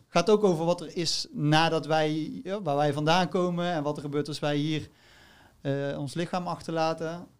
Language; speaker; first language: Dutch; native; Dutch